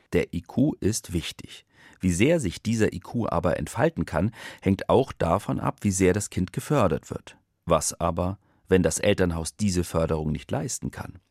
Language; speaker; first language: German; native; German